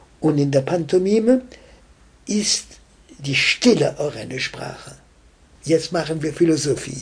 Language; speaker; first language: German; non-native, fluent; French